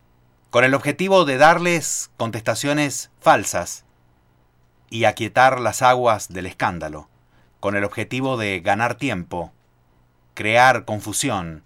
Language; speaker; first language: Spanish; native; Spanish